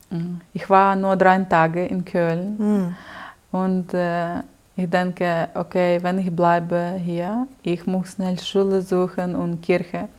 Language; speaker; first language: German; non-native, learner; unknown